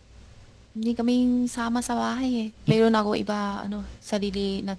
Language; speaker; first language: Filipino; non-native, learner; Chinese